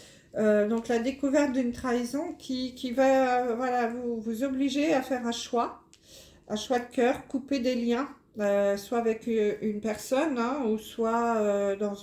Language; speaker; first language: French; native; French